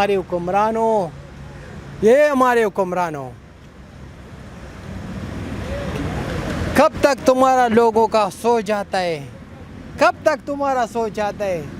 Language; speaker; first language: Hindi; non-native, local second language; Pashto